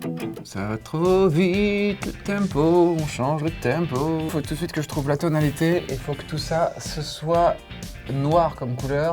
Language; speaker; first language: French; native; French